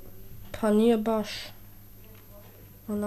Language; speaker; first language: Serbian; early bilingual, heritage; Serbian